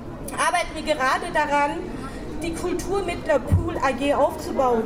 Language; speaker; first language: German; early bilingual, other home language; Turkish